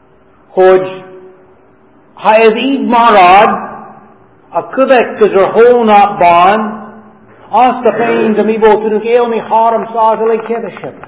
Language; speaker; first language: Hungarian; non-native, learner; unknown